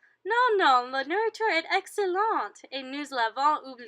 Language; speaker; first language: French; non-native, learner; English